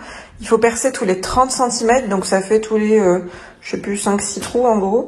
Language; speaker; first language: French; native; French